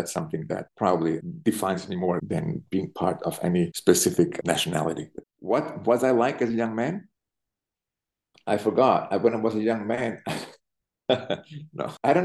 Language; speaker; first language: English; non-native, fluent; Italian